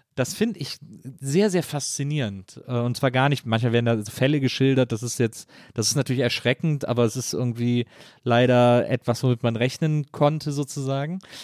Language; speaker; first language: German; native; German